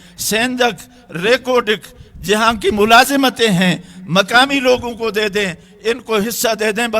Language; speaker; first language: Urdu; non-native, local second language; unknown